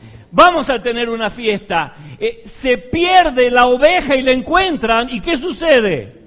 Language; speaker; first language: Spanish; native; Spanish